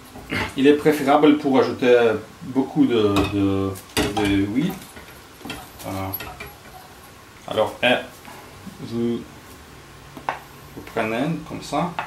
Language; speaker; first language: French; non-native, learner; Russian